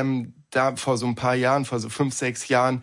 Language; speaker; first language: German; native; German